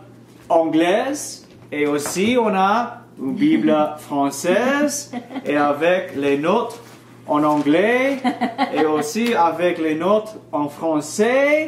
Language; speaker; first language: French; non-native, learner; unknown